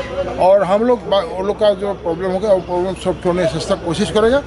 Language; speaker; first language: Hindi; non-native, local second language; Assamese